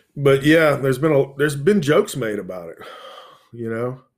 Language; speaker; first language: English; native; English